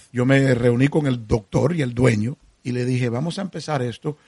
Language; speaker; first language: Spanish; early bilingual, heritage; Spanish